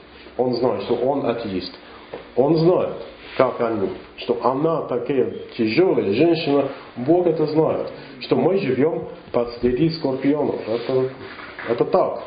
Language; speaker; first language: Russian; non-native, fluent; English